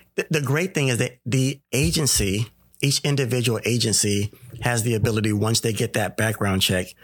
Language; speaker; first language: English; native; English